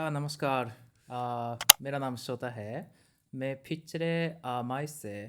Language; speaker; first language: Hindi; non-native, learner; Japanese